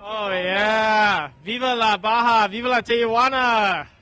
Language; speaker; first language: Spanish; non-native, learner; English